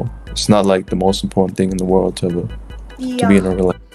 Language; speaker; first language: English; non-native, fluent; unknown